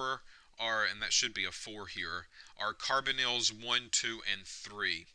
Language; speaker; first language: English; native; English